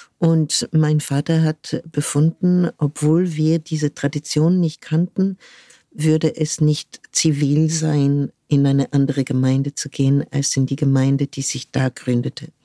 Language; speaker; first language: German; non-native, fluent; French